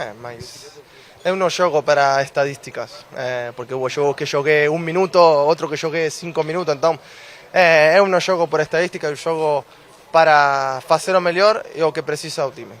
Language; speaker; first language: Portuguese; non-native, fluent; Spanish